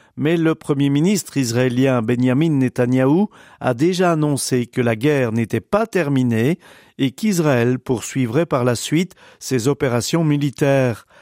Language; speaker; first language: French; native; French